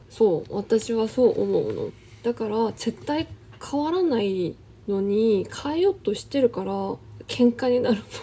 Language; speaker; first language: Japanese; non-native, fluent; Korean